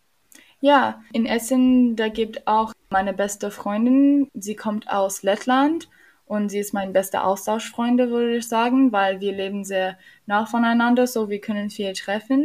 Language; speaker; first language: German; non-native, learner; English